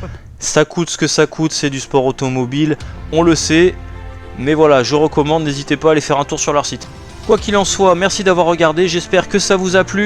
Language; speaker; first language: French; native; French